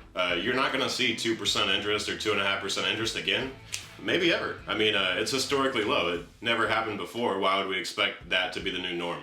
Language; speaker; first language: English; native; English